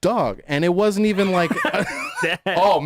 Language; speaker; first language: English; native; English